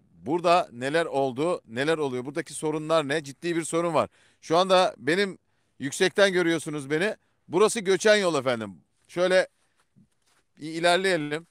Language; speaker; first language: Turkish; native; Turkish